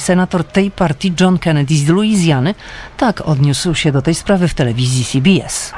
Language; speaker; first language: Polish; native; Polish